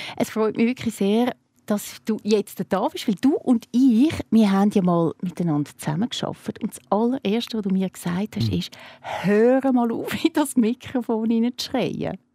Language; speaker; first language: German; native; German